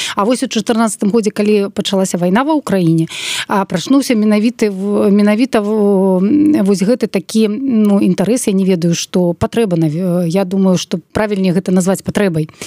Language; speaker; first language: Belarusian; non-native, local second language; Russian